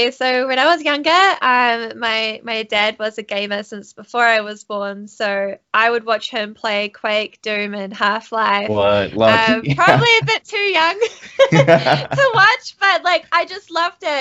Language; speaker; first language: English; native; English